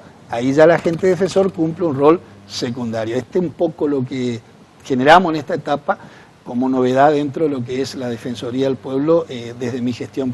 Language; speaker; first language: Spanish; native; Spanish